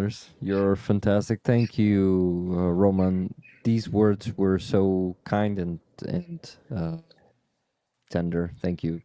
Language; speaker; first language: English; non-native, fluent; Ukrainian